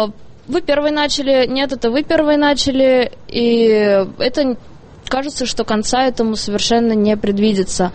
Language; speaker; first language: Russian; native; Russian